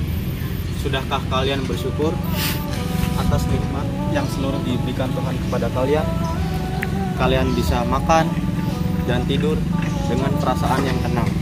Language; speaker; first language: Indonesian; native; Indonesian